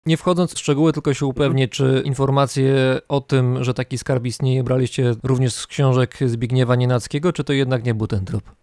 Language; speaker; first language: Polish; native; Polish